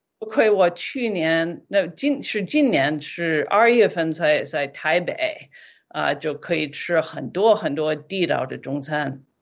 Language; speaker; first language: Chinese; non-native, fluent; English